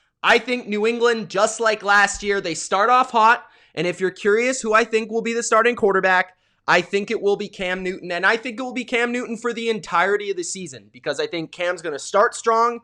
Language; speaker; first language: English; native; English